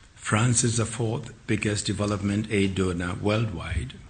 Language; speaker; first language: English; non-native, local second language; Akan